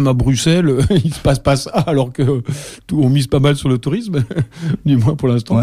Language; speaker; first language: French; native; French